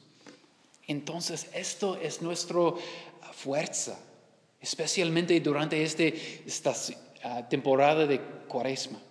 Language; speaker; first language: Spanish; non-native, learner; English